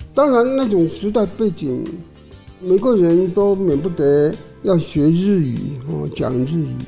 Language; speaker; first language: Chinese; non-native, local second language; Min Nan Chinese